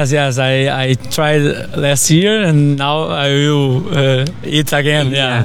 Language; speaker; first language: English; non-native, fluent; Portuguese